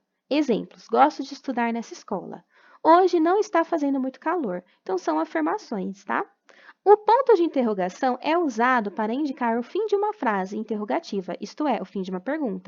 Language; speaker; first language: Portuguese; native; Portuguese